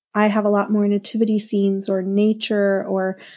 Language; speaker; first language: English; native; English